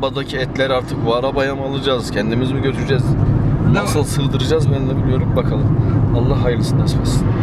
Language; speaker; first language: Turkish; native; Turkish